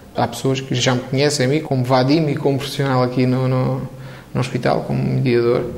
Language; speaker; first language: Portuguese; non-native, fluent; Romanian